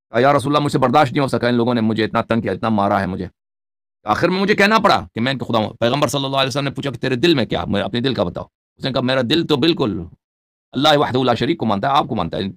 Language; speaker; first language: Urdu; native; Urdu